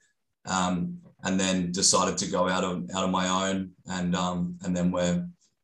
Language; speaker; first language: English; native; English